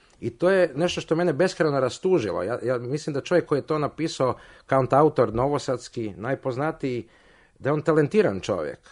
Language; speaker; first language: Croatian; native; Croatian